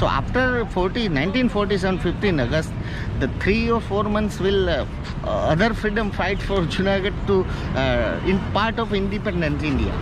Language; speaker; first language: English; non-native, local second language; Gujarati